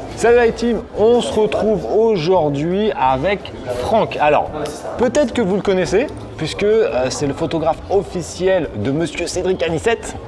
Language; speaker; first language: French; native; French